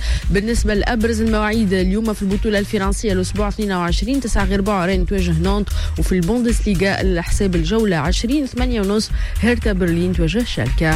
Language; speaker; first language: Arabic; native; Arabic